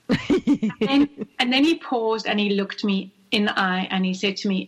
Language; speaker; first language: English; native; English